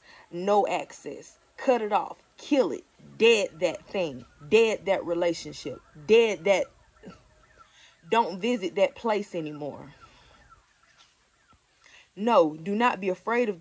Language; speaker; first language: English; native; English